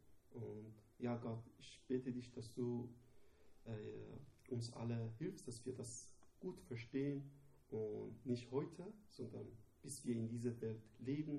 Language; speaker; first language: German; non-native, learner; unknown